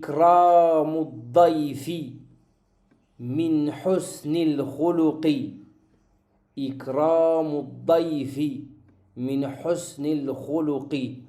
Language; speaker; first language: Arabic; non-native, fluent; French